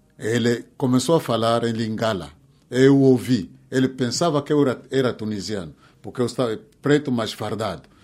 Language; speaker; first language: Portuguese; non-native, fluent; Kongo